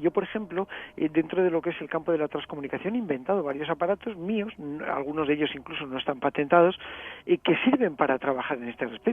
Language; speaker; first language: Spanish; native; Spanish